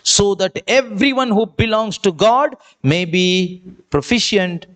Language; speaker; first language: English; non-native, local second language; Kannada